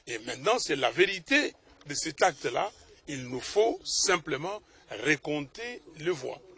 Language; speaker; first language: French; non-native, local second language; Lingala